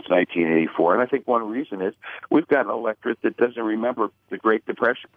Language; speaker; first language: English; native; English